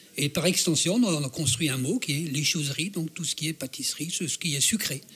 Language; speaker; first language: French; native; French